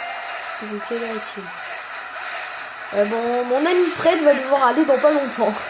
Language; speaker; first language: French; native; French